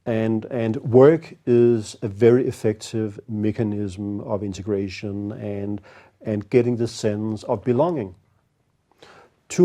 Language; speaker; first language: English; non-native, fluent; Danish